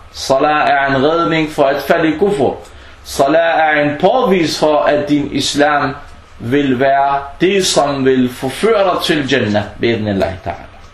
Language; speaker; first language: Danish; non-native, fluent; Arabic